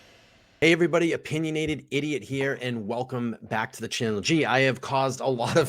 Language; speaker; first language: English; native; English